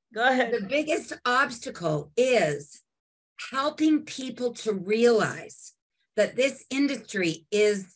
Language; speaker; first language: English; native; English